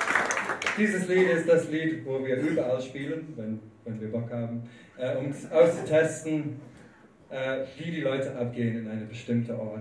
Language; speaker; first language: German; non-native, fluent; English